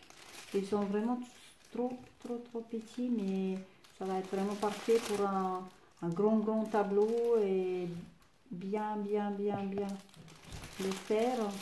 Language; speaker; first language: French; non-native, fluent; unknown